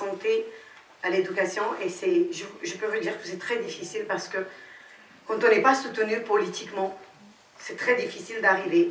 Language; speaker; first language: French; non-native, fluent; Romany